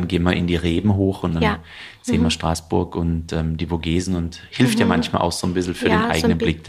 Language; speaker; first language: German; native; German